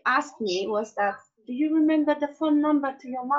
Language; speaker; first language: English; non-native, fluent; Polish